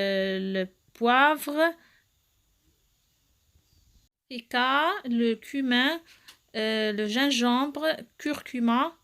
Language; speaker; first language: French; non-native, local second language; Arabic